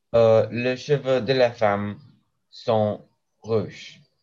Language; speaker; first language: French; non-native, learner; Spanish